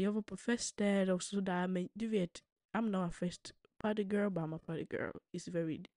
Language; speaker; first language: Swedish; early bilingual, other home language; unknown